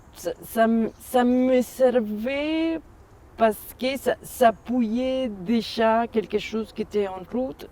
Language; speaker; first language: French; non-native, fluent; Spanish